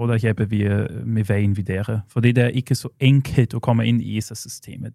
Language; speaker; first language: Norwegian; non-native, fluent; German